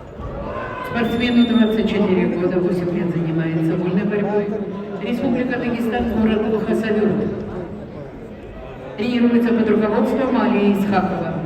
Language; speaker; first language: Russian; native; Russian